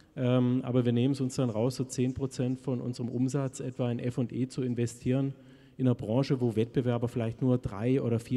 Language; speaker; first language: German; native; German